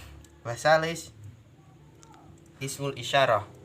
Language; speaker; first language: Arabic; non-native, learner; Indonesian